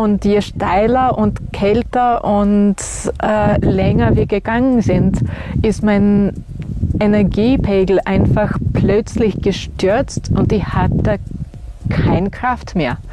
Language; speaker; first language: German; non-native, fluent; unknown